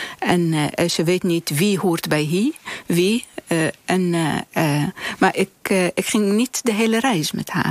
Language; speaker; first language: Dutch; non-native, fluent; Arabic